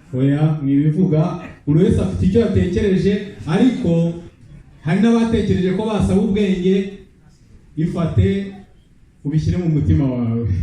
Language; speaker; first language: Kinyarwanda; native; Kinyarwanda